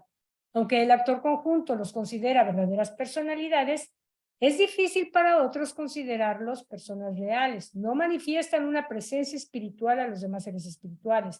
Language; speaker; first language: Spanish; native; Spanish